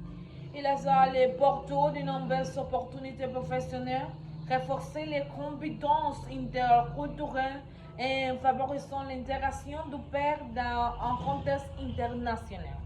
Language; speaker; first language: French; non-native, learner; Spanish